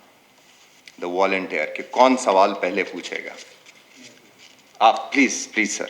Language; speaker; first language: Urdu; non-native, local second language; Pashto